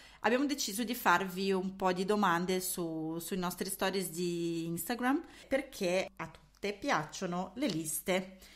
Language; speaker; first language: Italian; native; Italian